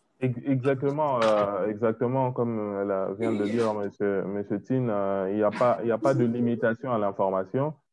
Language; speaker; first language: French; non-native, local second language; Lingala